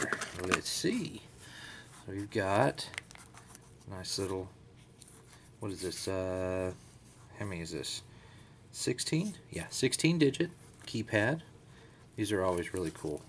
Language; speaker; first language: English; native; English